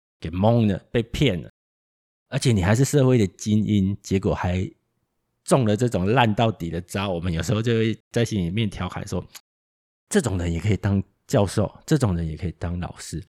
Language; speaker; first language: Chinese; native; Chinese